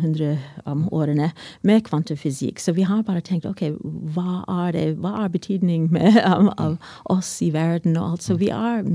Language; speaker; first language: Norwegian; non-native, fluent; English